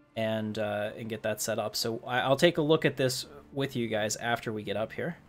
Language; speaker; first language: English; native; English